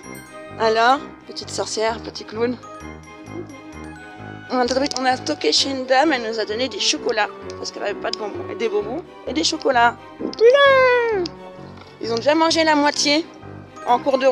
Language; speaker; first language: French; native; French